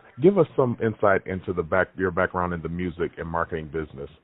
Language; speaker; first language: English; native; English